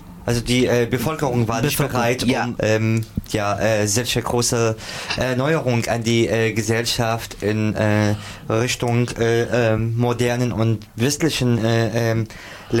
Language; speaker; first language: German; non-native, fluent; Arabic